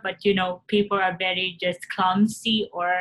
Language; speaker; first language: English; non-native, local second language; Filipino